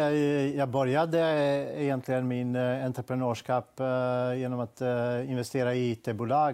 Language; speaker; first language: Swedish; non-native, fluent; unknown